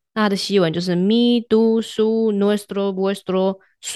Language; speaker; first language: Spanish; non-native, fluent; Chinese